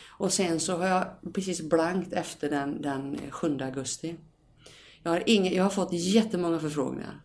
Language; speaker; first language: Swedish; native; Swedish